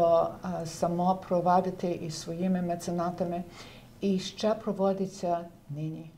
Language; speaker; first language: Ukrainian; early bilingual, heritage; Ukrainian